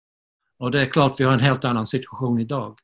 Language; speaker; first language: Swedish; non-native, fluent; English